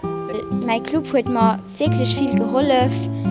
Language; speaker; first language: German; non-native, local second language; Luxembourgish